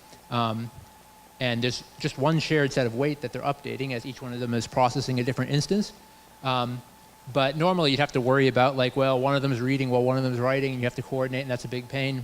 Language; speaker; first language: English; native; English